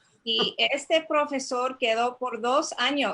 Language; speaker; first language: Spanish; non-native, fluent; English